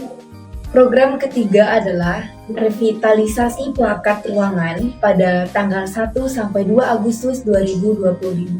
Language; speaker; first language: Indonesian; native; Indonesian